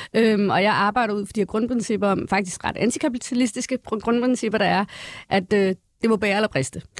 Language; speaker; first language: Danish; early bilingual, other home language; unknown